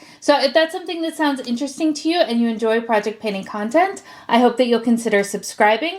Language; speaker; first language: English; native; English